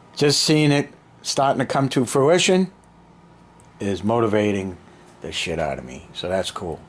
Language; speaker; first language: English; native; English